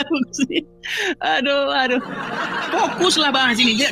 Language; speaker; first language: Indonesian; native; Indonesian